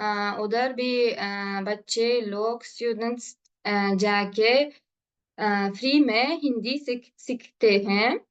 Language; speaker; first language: Hindi; non-native, learner; Uzbek